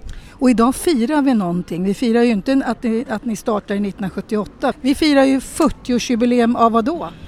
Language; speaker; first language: Swedish; native; Swedish